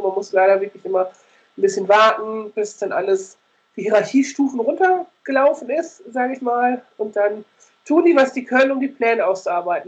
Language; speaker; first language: German; native; German